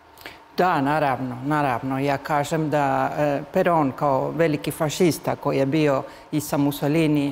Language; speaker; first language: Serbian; early bilingual, heritage; Spanish